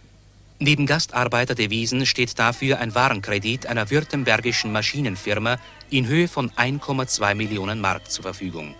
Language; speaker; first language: German; native; German